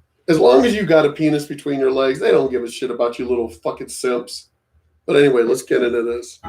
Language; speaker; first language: English; native; English